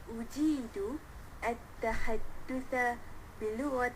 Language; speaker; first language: Arabic; non-native, learner; Malay